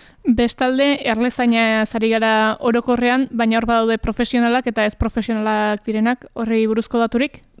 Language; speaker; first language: Basque; native; Basque